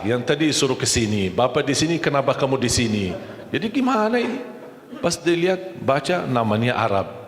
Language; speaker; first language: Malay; non-native, fluent; Arabic